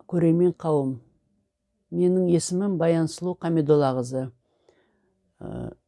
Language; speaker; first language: Kazakh; native; Kazakh